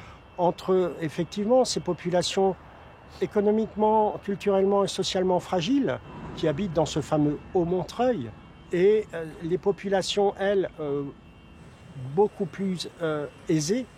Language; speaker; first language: French; native; French